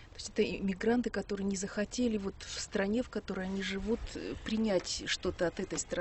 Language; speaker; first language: Russian; native; Russian